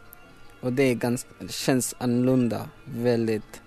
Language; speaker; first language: Swedish; non-native, learner; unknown